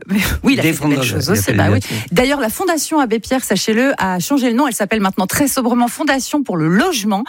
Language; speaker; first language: French; native; French